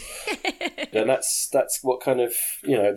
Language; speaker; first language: English; native; English